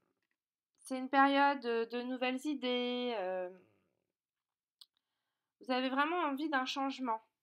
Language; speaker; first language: French; native; French